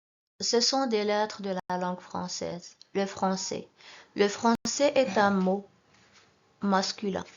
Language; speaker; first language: French; non-native, local second language; Arabic